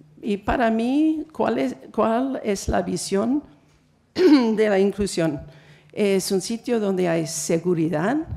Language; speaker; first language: Spanish; non-native, fluent; English